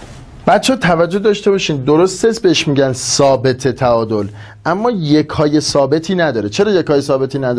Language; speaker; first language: Persian; native; Persian